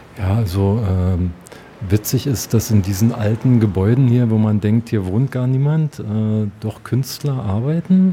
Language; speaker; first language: German; native; German